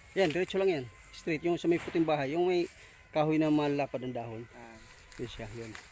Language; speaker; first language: Filipino; non-native, local second language; Waray